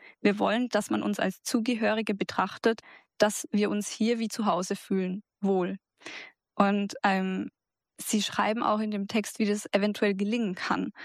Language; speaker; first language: German; native; German